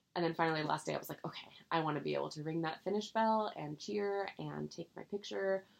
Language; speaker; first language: English; native; English